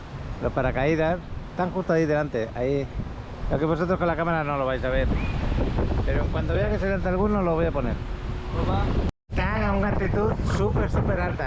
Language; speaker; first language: Spanish; native; Spanish